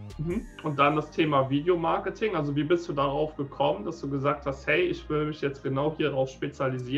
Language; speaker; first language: German; native; German